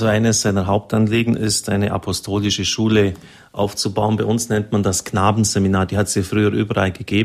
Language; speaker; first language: German; native; German